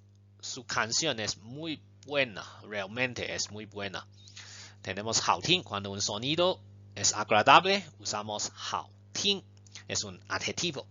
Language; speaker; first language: Spanish; non-native, fluent; Chinese